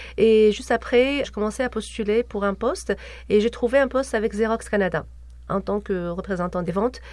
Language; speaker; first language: French; non-native, local second language; Arabic